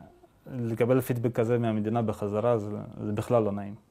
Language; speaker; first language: Hebrew; native; Hebrew